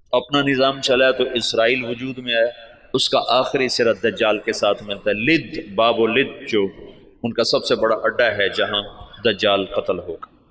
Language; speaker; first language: Urdu; non-native, local second language; Punjabi